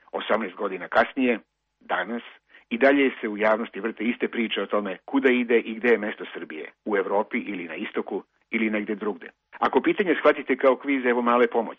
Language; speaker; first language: Croatian; native; Croatian